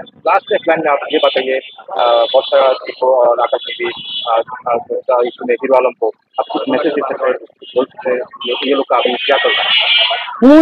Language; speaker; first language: Hindi; non-native, learner; Bangla